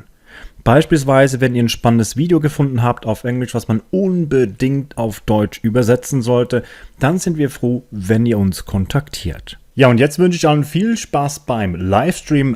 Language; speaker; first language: German; native; German